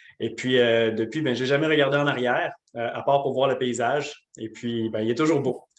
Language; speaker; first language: French; native; French